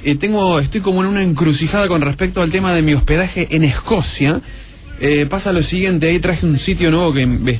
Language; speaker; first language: Spanish; native; Spanish